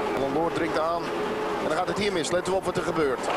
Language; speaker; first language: Dutch; native; Dutch